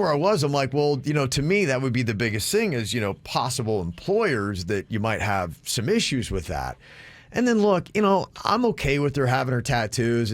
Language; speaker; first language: English; native; English